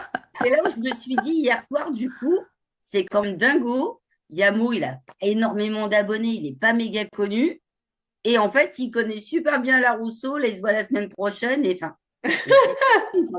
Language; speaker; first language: French; native; French